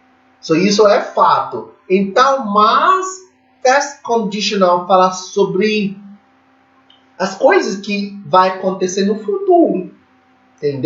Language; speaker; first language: Portuguese; non-native, fluent; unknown